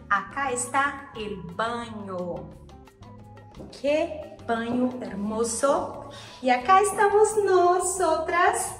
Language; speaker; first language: Spanish; non-native, learner; Portuguese